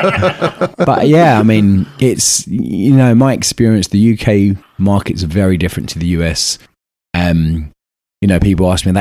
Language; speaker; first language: English; native; English